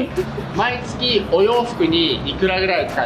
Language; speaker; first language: Japanese; native; Japanese